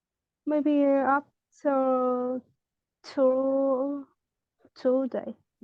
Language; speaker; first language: English; non-native, learner; Vietnamese